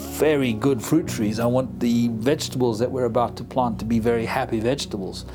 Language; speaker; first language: English; native; English